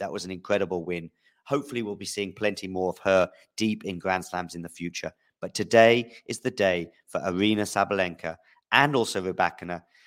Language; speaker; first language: English; native; English